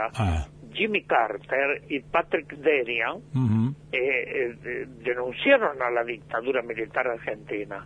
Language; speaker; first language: Spanish; native; Spanish